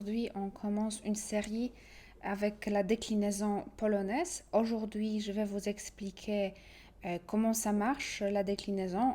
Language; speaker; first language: French; non-native, fluent; Polish